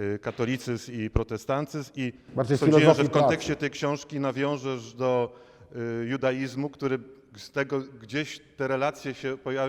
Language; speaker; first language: Polish; native; Polish